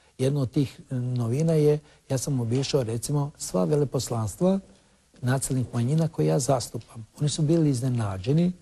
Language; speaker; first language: Croatian; non-native, local second language; Romany